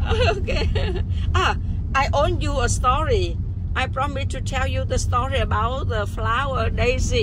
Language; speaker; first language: English; non-native, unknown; Vietnamese